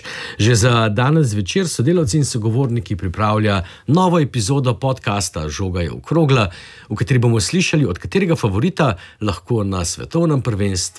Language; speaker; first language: Slovenian; native; Slovenian